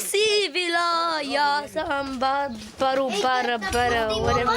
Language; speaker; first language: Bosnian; early bilingual, heritage; English